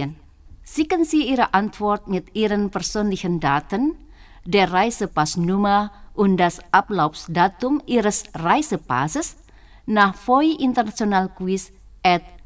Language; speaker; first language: German; non-native, fluent; Indonesian